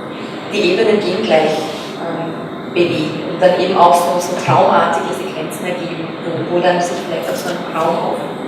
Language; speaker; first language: German; native; German